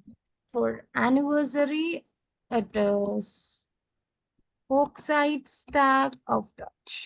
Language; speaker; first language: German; non-native, learner; Malayalam